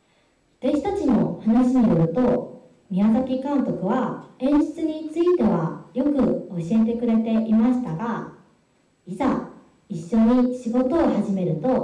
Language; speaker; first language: Japanese; non-native, fluent; Korean